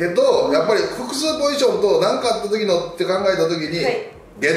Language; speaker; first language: Japanese; native; Japanese